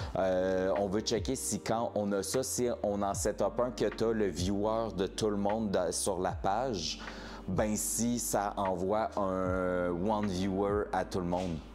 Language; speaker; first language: French; native; French